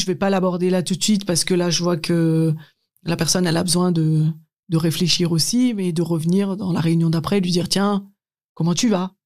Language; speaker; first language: French; native; French